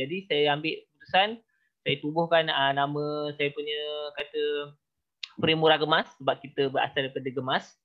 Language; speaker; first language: Malay; native; Malay